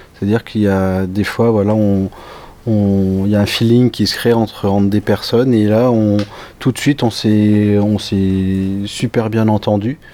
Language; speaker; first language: French; native; French